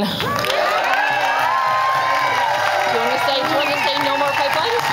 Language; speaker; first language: English; native; English